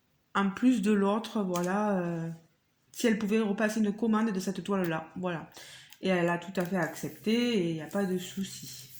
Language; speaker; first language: French; native; French